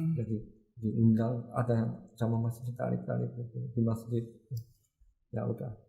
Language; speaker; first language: Indonesian; non-native, learner; Korean